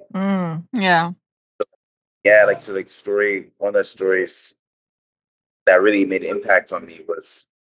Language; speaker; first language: English; native; English